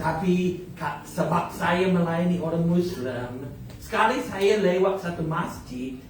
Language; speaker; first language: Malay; non-native, fluent; English